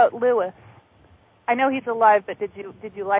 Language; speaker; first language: English; native; English